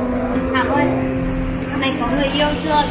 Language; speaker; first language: Chinese; non-native, learner; Vietnamese